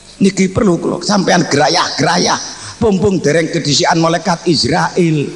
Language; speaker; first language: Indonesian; non-native, local second language; Javanese